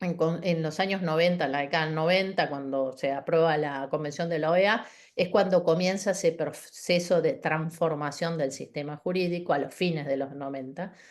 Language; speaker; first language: Spanish; native; Spanish